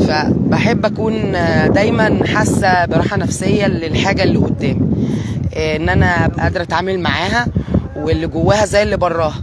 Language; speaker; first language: Arabic; native; Arabic